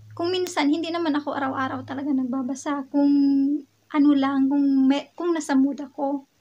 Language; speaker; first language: Filipino; non-native, local second language; Hiligaynon